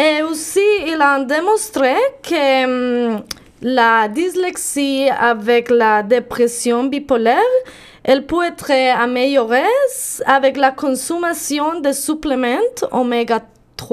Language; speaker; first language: French; non-native, learner; Spanish